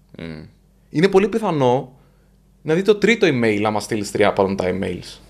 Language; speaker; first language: Greek; native; Greek